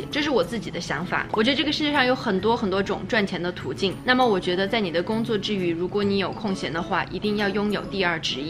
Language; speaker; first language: Chinese; native; Chinese